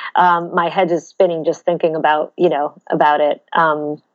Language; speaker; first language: English; native; English